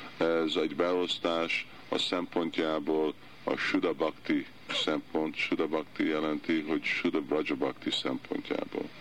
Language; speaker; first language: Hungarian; early bilingual, heritage; Hungarian